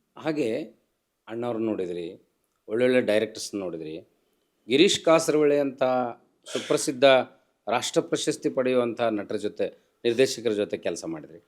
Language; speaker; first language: Kannada; native; Kannada